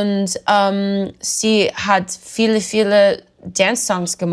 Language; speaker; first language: German; non-native, learner; English